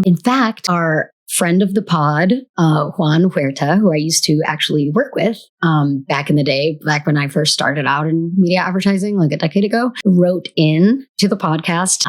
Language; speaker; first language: English; native; English